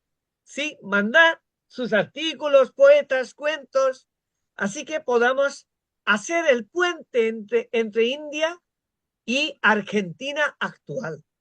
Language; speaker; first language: Spanish; non-native, fluent; Bangla